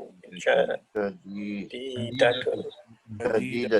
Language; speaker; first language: Arabic; non-native, learner; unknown